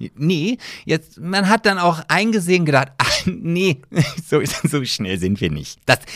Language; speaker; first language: German; native; German